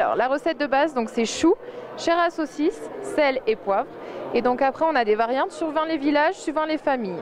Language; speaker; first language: French; native; French